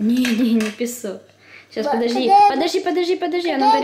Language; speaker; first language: Russian; native; Russian